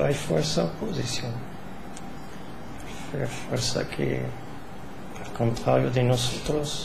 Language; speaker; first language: Spanish; non-native, learner; French